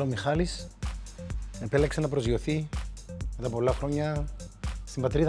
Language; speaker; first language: Greek; native; Greek